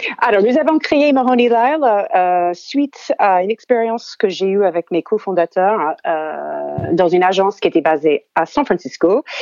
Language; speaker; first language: French; non-native, fluent; English